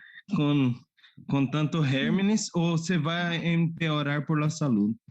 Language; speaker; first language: Spanish; non-native, learner; Portuguese